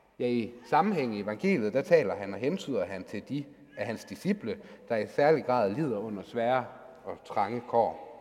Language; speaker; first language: Danish; native; Danish